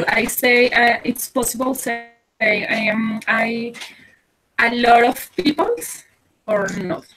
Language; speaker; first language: English; non-native, learner; Spanish